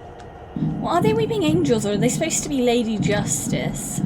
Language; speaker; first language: English; native; English